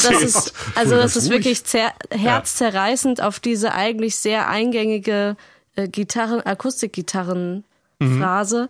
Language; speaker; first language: German; native; German